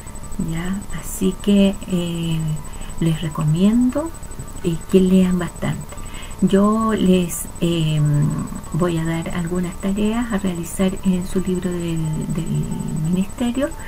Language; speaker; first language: Spanish; native; Spanish